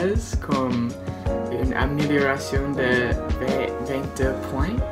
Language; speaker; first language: French; non-native, learner; English